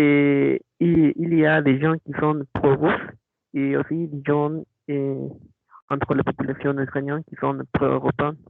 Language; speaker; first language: French; non-native, learner; Spanish